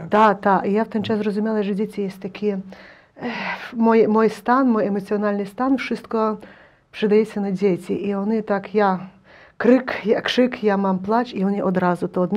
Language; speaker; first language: Polish; non-native, learner; Ukrainian